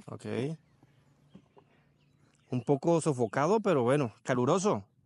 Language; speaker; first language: Spanish; native; Spanish